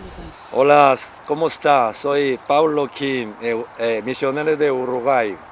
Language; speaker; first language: Spanish; non-native, learner; Korean